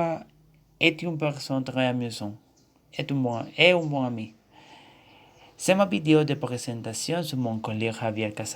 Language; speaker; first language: French; non-native, learner; Spanish